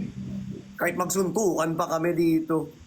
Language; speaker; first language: Filipino; native; Filipino